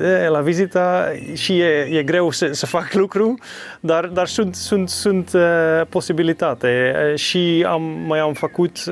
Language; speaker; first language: Romanian; non-native, learner; Dutch